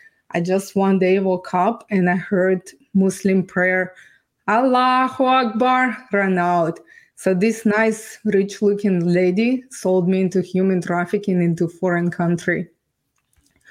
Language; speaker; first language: English; non-native, fluent; Ukrainian